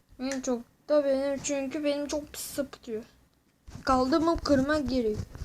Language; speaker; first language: Turkish; native; Turkish